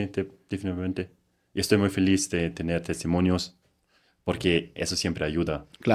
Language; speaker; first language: Spanish; non-native, fluent; German